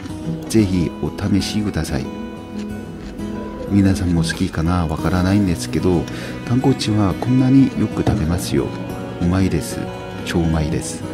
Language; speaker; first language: Japanese; non-native, learner; Korean